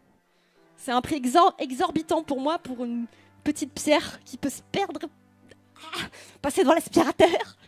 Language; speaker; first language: French; native; French